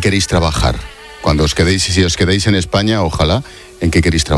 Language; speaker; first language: Spanish; native; Spanish